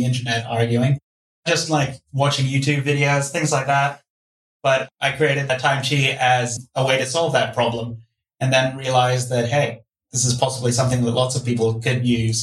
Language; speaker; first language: English; non-native, local second language; Cantonese